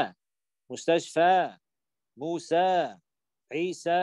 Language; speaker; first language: Arabic; non-native, fluent; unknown